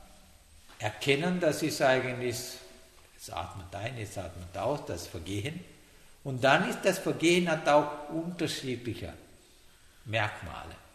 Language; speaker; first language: German; non-native, fluent; Sinhala